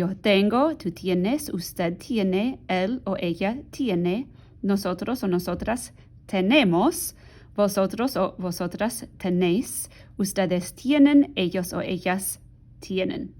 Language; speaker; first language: Spanish; non-native, fluent; English